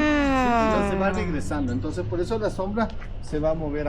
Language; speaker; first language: Spanish; native; Spanish